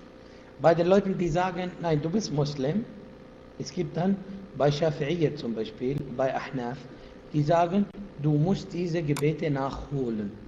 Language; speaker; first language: German; non-native, fluent; Arabic